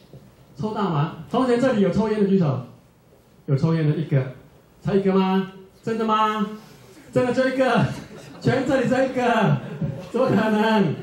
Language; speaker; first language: Chinese; native; Chinese